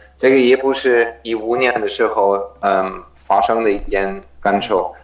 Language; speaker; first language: Chinese; non-native, fluent; German